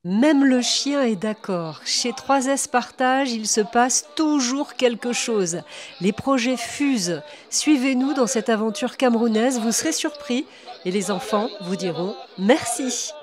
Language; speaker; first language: French; native; French